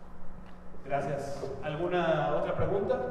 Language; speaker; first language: Spanish; native; Spanish